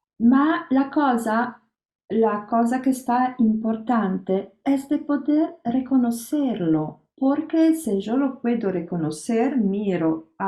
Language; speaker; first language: Spanish; non-native, learner; Italian